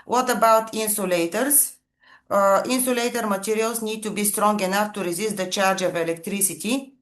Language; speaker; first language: English; non-native, fluent; Bulgarian